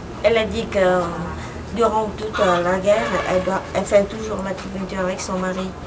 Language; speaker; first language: French; non-native, fluent; Vietnamese